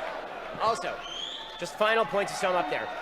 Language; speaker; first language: English; native; English